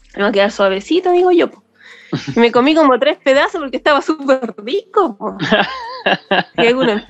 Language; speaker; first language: Spanish; native; Spanish